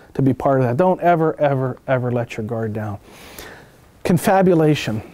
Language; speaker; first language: English; native; English